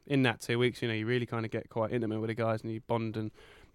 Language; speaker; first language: English; native; English